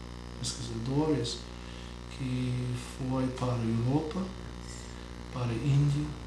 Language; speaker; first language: Portuguese; non-native, fluent; English